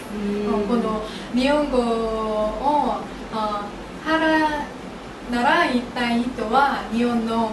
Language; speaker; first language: Japanese; non-native, learner; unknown